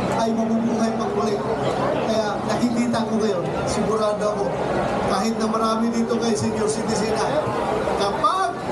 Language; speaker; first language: Filipino; non-native, local second language; Cebuano